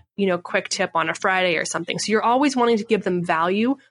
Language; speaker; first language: English; native; English